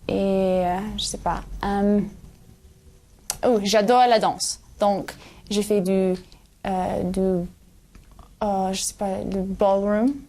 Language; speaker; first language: French; non-native, learner; English